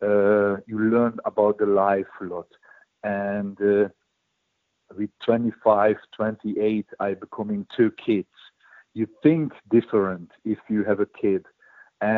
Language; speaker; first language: English; non-native, learner; Hungarian